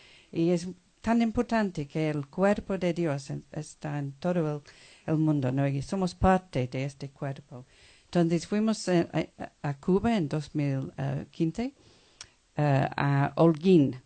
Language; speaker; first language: Spanish; non-native, fluent; English